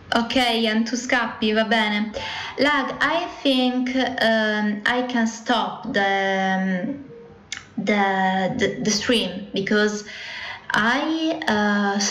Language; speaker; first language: English; non-native, learner; Italian